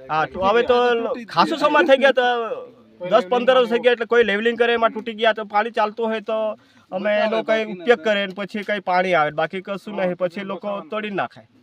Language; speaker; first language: Gujarati; non-native, local second language; Vasavi